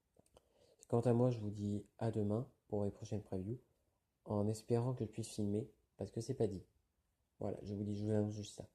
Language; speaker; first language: French; native; French